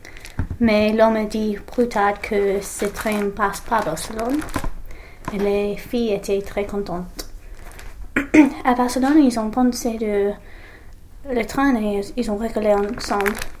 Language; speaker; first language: French; non-native, learner; English